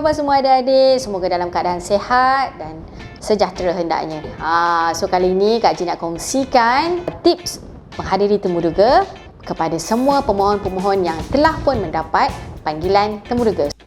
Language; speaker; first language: Malay; native; Malay